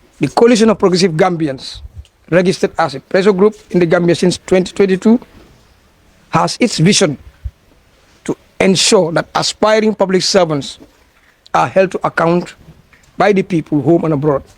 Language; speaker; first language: English; non-native, local second language; Fula